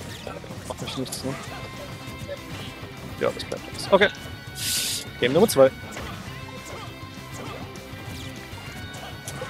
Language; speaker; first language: German; native; German